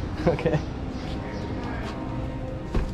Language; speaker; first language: Spanish; non-native, learner; English